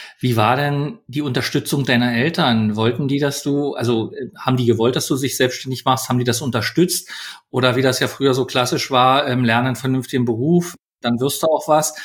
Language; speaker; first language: German; native; German